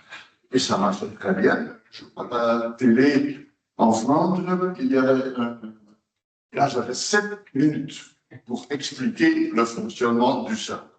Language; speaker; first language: French; non-native, local second language; Dutch